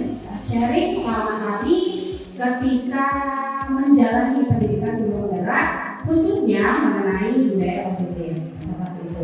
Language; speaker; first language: Indonesian; native; Indonesian